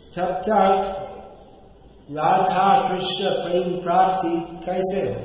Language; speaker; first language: Hindi; non-native, fluent; English